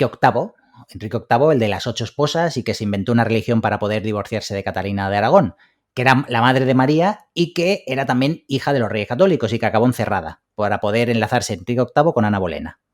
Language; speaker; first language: Spanish; native; Spanish